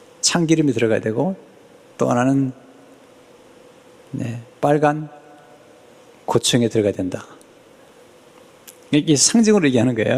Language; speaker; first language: Korean; native; Korean